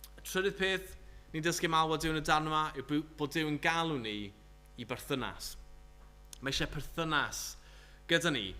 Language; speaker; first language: Welsh; native; Welsh